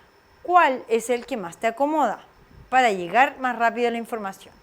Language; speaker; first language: Spanish; native; Spanish